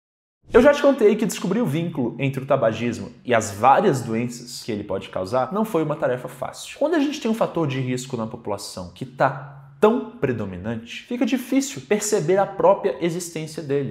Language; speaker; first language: Portuguese; native; Portuguese